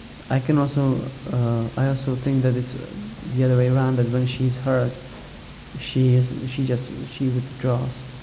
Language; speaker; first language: English; non-native, fluent; Czech